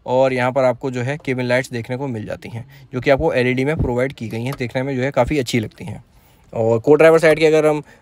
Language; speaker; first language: Hindi; native; Hindi